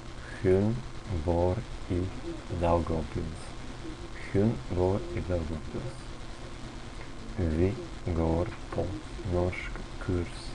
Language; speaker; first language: Norwegian; non-native, fluent; Latvian